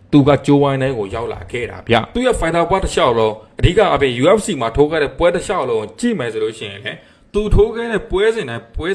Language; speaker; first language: Burmese; native; Burmese